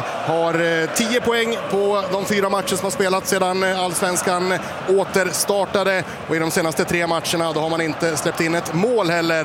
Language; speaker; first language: Swedish; native; Swedish